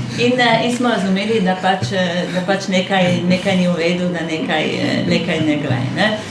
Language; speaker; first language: Slovenian; native; Slovenian